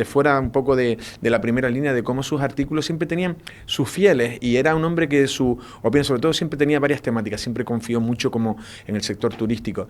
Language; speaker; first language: Spanish; native; Spanish